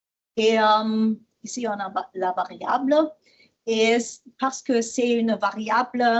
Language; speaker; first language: French; non-native, learner; German